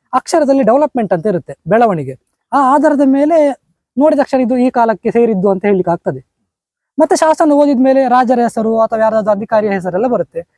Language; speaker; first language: Kannada; non-native, local second language; Konkani